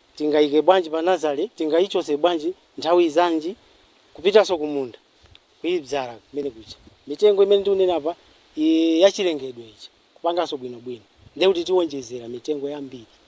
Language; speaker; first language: Nyanja; non-native, local second language; Tumbuka